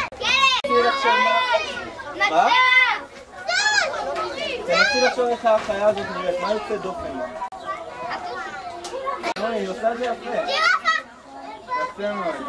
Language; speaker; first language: Hebrew; native; Hebrew